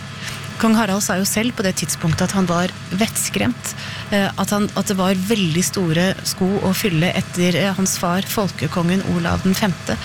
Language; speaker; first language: Norwegian; native; Norwegian